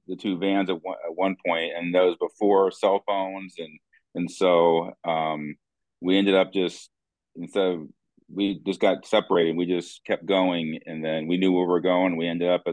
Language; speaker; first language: English; native; English